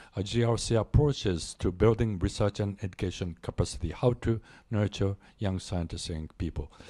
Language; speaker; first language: English; non-native, fluent; Japanese